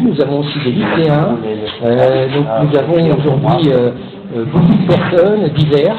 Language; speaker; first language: French; native; French